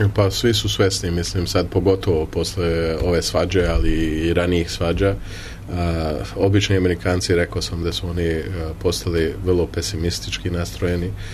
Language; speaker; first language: Serbian; early bilingual, heritage; Serbian